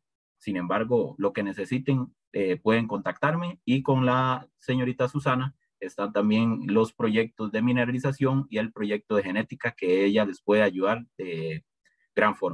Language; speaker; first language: Spanish; native; Spanish